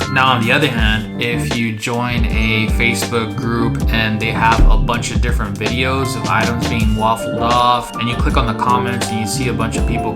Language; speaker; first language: English; native; English